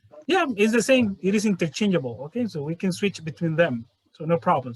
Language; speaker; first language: English; non-native, fluent; Spanish